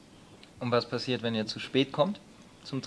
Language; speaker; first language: German; native; German